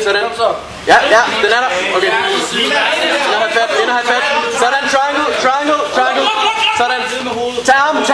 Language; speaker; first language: Danish; native; Danish